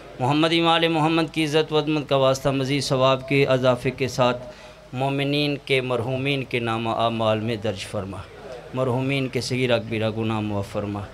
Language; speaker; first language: Urdu; non-native, local second language; Punjabi